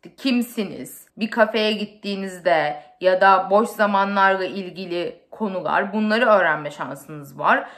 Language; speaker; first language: Turkish; native; Turkish